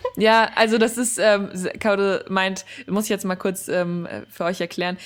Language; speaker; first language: German; native; German